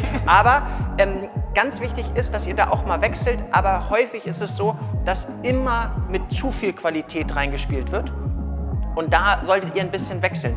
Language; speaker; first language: German; native; German